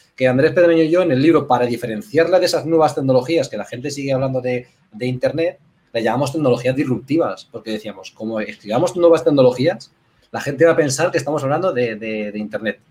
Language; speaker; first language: Spanish; native; Spanish